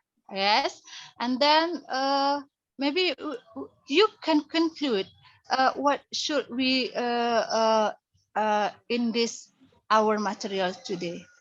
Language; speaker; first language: English; non-native, learner; Indonesian